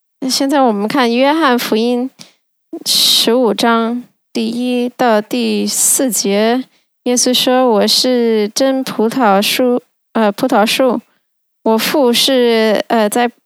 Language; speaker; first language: Chinese; non-native, fluent; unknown